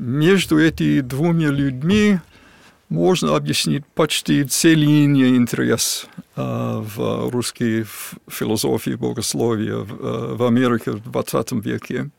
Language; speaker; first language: Russian; non-native, fluent; English